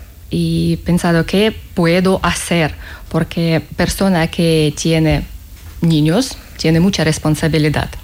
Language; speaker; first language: Spanish; non-native, learner; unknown